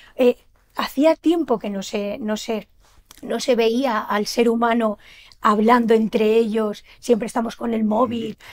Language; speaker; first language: Spanish; native; Spanish